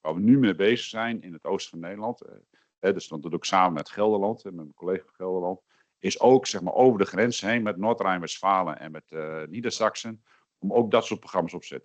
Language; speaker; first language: Dutch; native; Dutch